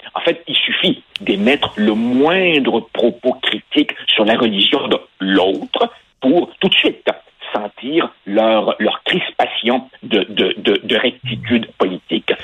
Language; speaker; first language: French; early bilingual, other home language; Spanish